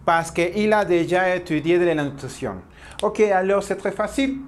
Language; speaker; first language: French; non-native, learner; Spanish